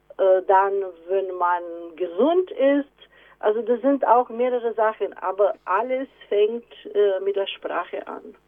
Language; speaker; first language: German; non-native, fluent; Romanian